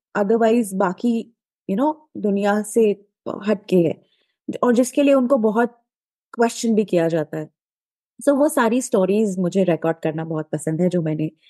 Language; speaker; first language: Hindi; native; Hindi